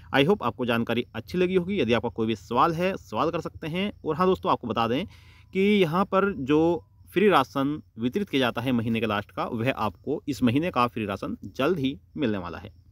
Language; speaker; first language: Hindi; native; Hindi